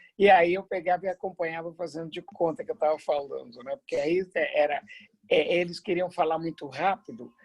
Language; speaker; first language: Portuguese; native; Portuguese